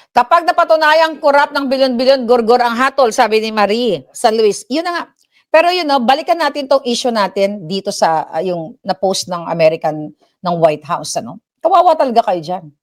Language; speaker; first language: Filipino; non-native, local second language; Hiligaynon